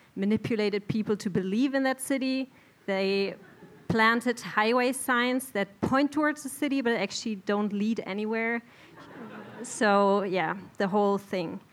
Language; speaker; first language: English; non-native, fluent; German